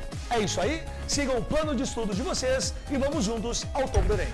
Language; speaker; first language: Portuguese; native; Portuguese